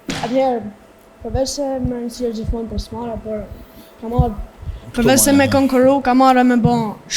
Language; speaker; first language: Albanian; early bilingual, heritage; Albanian